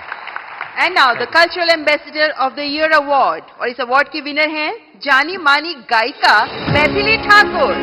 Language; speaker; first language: Hindi; native; Hindi